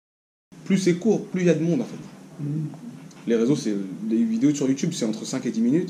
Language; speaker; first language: French; native; French